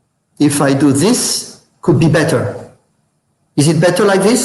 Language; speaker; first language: English; non-native, fluent; French